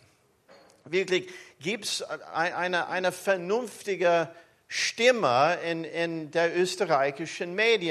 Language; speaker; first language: German; non-native, learner; English